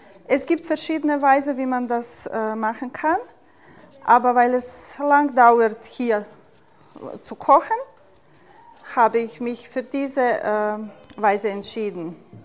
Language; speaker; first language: German; non-native, fluent; Serbian